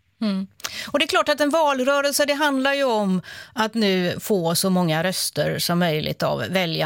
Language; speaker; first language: Swedish; native; Swedish